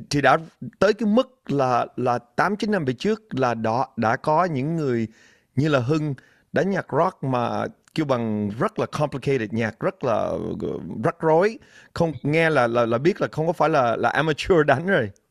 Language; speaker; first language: Vietnamese; early bilingual, other home language; English